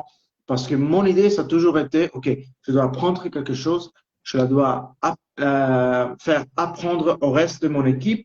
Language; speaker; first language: French; non-native, local second language; Italian